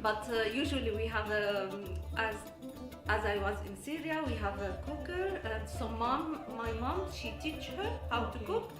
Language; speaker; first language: English; non-native, learner; Arabic